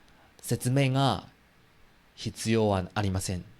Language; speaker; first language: Japanese; non-native, learner; Chinese